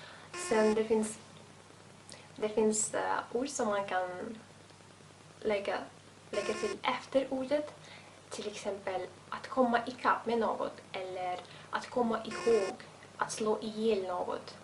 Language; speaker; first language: Swedish; non-native, fluent; Russian